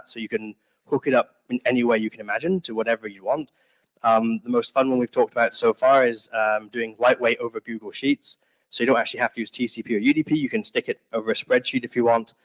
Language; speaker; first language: English; native; English